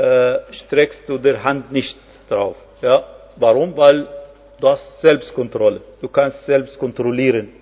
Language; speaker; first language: German; non-native, fluent; Arabic